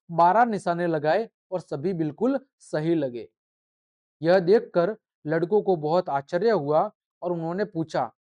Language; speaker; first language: Hindi; native; Hindi